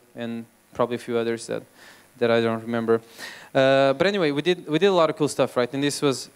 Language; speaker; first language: English; non-native, fluent; Portuguese